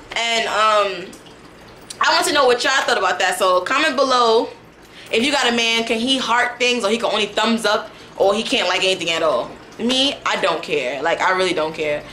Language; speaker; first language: English; native; English